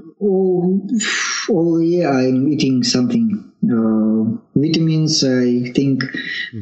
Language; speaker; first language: English; non-native, learner; Russian